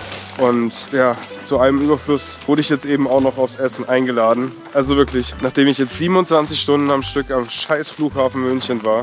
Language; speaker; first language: German; native; German